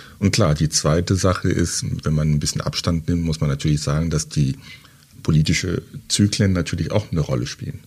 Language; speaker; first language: German; early bilingual, other home language; French